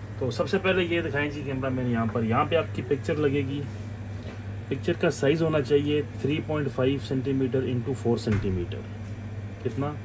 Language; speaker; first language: Urdu; non-native, local second language; Punjabi